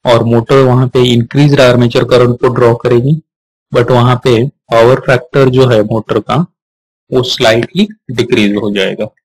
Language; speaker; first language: Hindi; non-native, local second language; Marathi